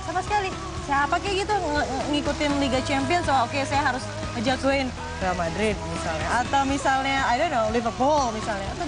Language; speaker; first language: Indonesian; native; Indonesian